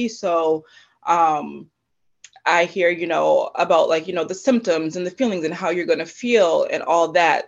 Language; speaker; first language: English; native; English